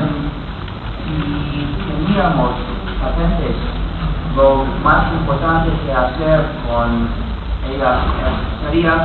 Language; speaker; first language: Spanish; non-native, fluent; English